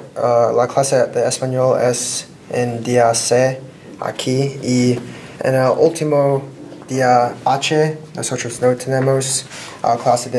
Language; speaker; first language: Spanish; non-native, learner; English